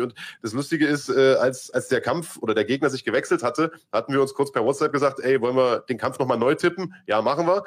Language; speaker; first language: German; native; German